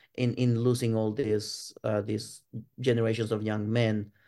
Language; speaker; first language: English; non-native, fluent; Spanish